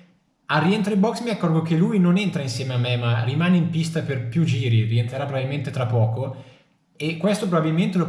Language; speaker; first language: Italian; native; Italian